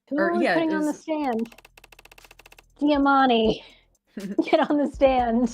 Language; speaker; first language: English; native; English